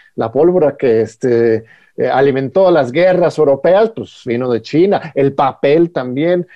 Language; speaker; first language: Spanish; native; Spanish